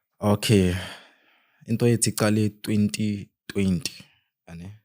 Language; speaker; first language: Zulu; non-native, local second language; Venda